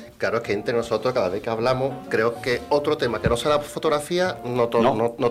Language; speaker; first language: Spanish; native; Spanish